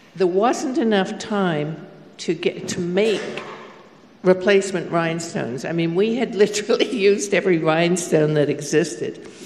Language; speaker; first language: English; native; English